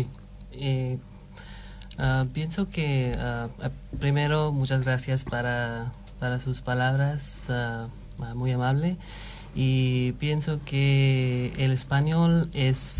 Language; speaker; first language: Spanish; non-native, fluent; Hindi